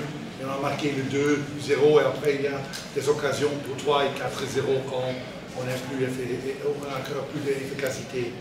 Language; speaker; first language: French; non-native, learner; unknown